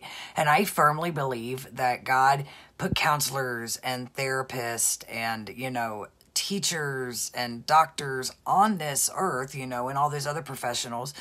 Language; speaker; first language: English; native; English